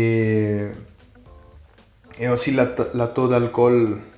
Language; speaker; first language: French; non-native, fluent; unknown